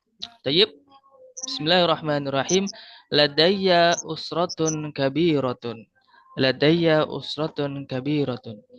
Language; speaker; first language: Arabic; non-native, fluent; Indonesian